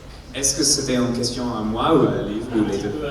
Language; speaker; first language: French; non-native, learner; English